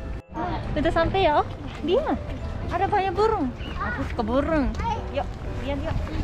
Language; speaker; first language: Indonesian; non-native, fluent; Japanese